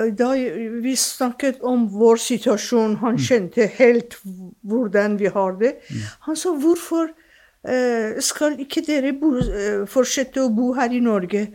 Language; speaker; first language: Norwegian; non-native, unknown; Persian